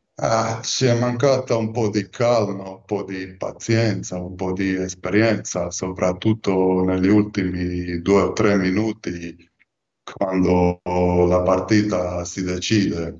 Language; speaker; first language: Italian; non-native, fluent; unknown